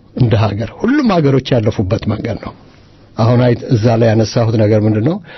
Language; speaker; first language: Amharic; native; Amharic